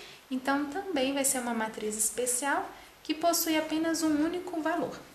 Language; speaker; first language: Portuguese; native; Portuguese